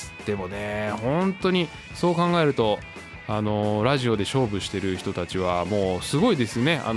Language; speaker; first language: Japanese; native; Japanese